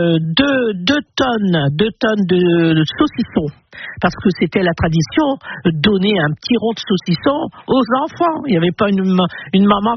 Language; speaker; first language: French; native; French